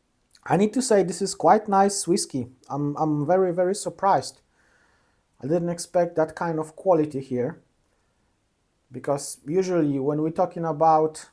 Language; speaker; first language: English; non-native, fluent; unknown